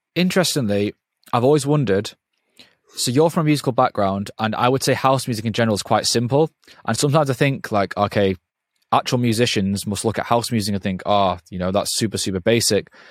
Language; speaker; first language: English; native; English